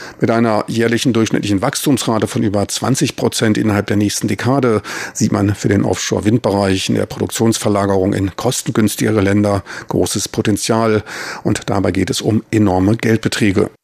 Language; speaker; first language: German; native; German